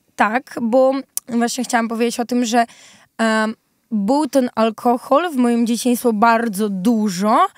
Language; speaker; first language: Polish; early bilingual, other home language; Ukrainian